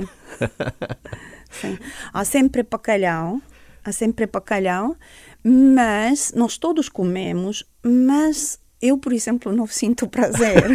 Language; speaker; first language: Portuguese; non-native, fluent; Estonian